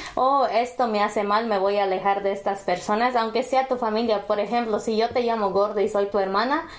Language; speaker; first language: Spanish; early bilingual, heritage; Spanish